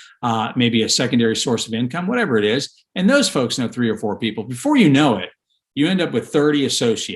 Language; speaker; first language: English; native; English